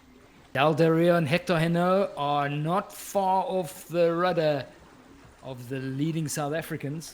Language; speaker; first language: English; native; English